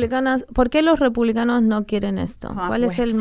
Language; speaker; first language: Spanish; native; Spanish